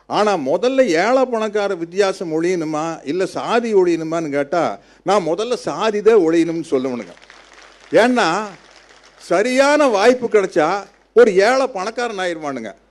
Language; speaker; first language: Tamil; native; Tamil